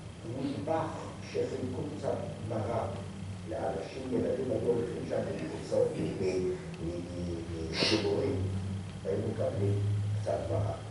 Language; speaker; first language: Hebrew; non-native, fluent; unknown